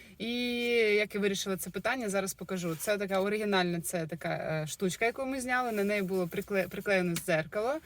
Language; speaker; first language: Ukrainian; native; Ukrainian